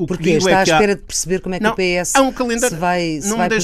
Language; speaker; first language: Portuguese; native; Portuguese